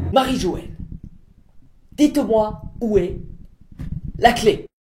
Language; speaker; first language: French; native; French